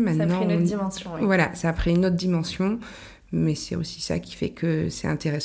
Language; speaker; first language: French; native; French